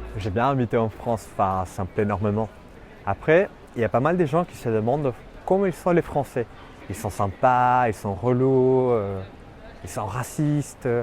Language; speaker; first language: French; non-native, fluent; Spanish